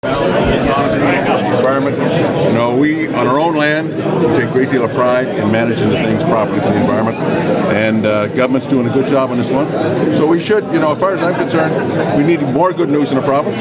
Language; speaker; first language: English; native; English